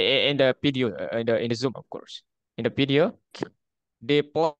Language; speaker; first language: English; non-native, fluent; Indonesian